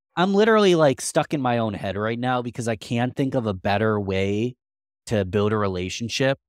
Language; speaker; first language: English; native; English